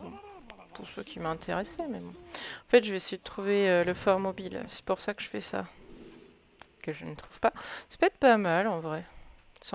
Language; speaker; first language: French; native; French